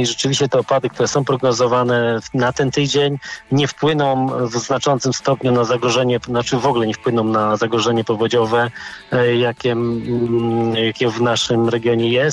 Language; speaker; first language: Polish; native; Polish